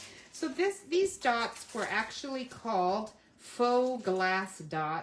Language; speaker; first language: English; native; English